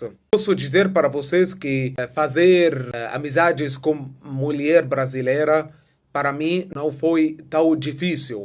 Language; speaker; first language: Portuguese; non-native, fluent; Arabic